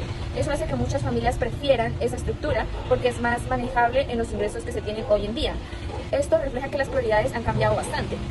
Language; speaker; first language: Spanish; native; Spanish